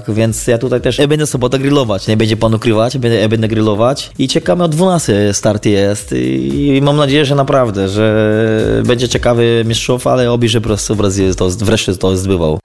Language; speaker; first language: Polish; non-native, fluent; Portuguese